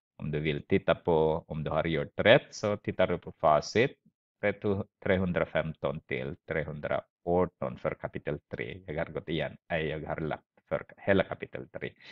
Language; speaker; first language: Swedish; non-native, fluent; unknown